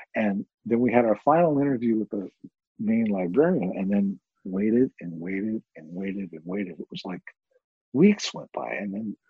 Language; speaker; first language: English; native; English